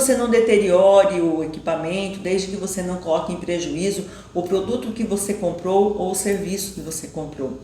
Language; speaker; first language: Portuguese; native; Portuguese